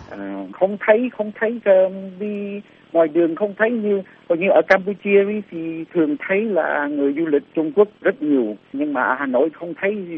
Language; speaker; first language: Vietnamese; early bilingual, heritage; Vietnamese